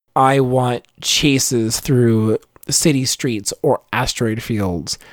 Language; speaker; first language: English; native; English